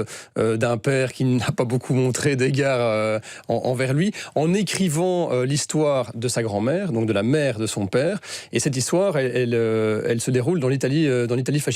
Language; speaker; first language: French; native; French